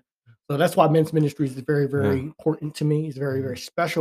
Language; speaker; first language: English; native; English